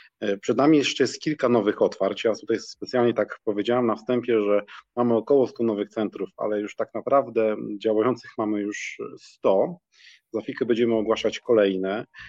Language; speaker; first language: Polish; native; Polish